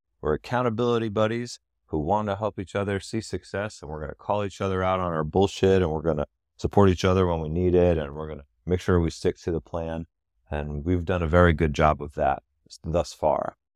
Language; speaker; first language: English; native; English